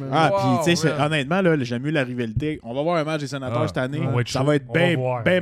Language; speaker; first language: French; native; French